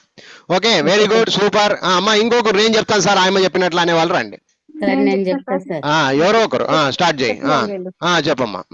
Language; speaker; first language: Telugu; native; Telugu